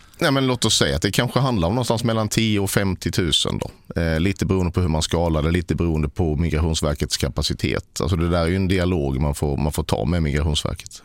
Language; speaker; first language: Swedish; native; Swedish